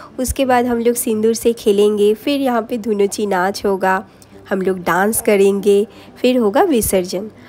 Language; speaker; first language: Hindi; non-native, local second language; Bangla